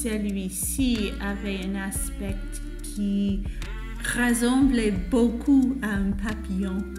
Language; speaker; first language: French; non-native, fluent; English